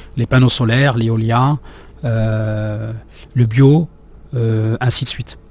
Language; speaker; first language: French; non-native, local second language; Arabic